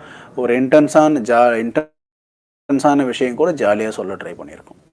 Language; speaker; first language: Tamil; native; Tamil